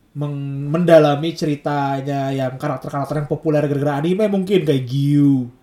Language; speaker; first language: Indonesian; native; Indonesian